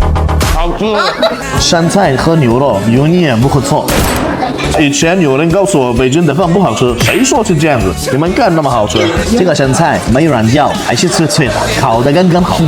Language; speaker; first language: Chinese; non-native, learner; Korean